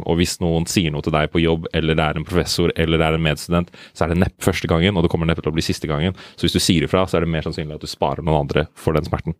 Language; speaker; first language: Norwegian; early bilingual, other home language; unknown